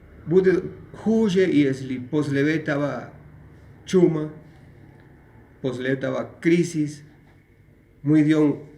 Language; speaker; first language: Russian; non-native, learner; Spanish